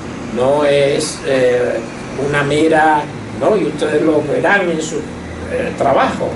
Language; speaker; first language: Spanish; native; Spanish